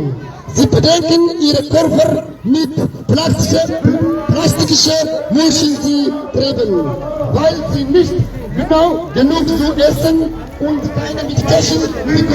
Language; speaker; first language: German; non-native, learner; Oromo